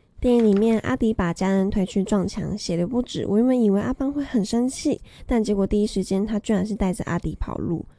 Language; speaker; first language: Chinese; native; Chinese